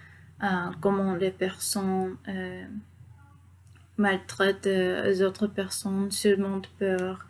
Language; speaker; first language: French; non-native, learner; Spanish